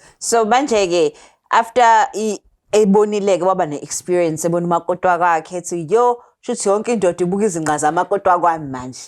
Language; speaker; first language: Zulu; native; Zulu